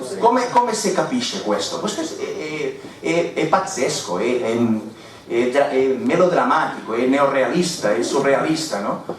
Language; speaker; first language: Italian; non-native, fluent; Catalan